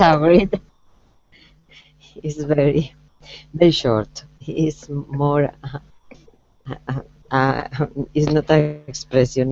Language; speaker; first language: English; non-native, learner; Spanish